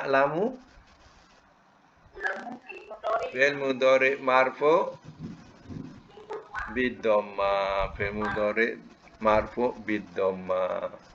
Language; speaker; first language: Arabic; non-native, fluent; Malay